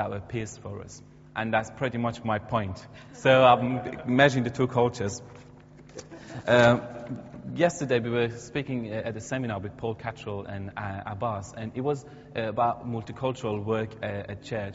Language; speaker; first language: English; non-native, fluent; Persian